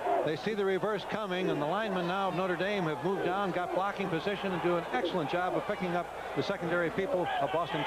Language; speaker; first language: English; native; English